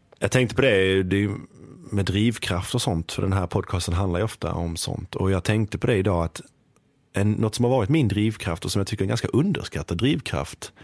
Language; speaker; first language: Swedish; native; Swedish